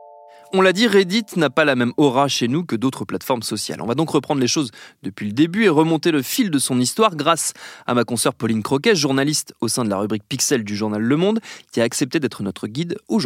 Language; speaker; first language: French; native; French